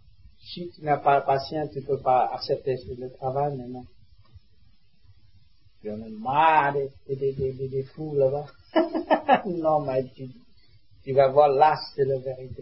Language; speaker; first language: French; non-native, learner; Vietnamese